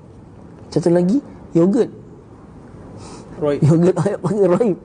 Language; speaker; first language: Malay; native; Malay